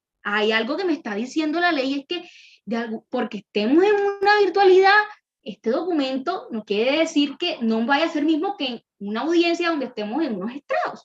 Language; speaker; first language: Spanish; native; Spanish